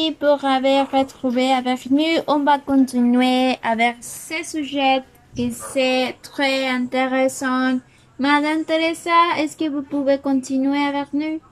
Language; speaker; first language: French; non-native, learner; Spanish